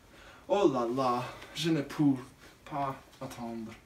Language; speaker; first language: French; non-native, learner; English